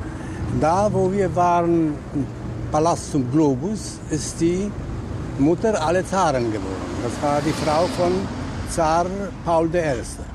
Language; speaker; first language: German; non-native, fluent; Polish